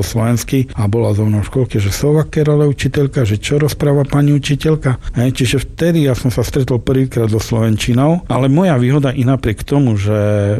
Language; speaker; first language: Slovak; non-native, local second language; Romany